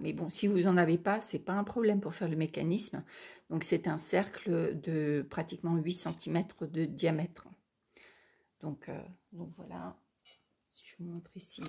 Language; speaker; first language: French; native; French